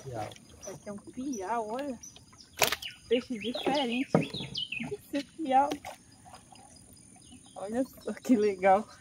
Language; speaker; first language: Portuguese; native; Portuguese